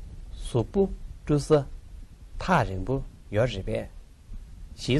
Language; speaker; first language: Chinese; non-native, local second language; Tibetan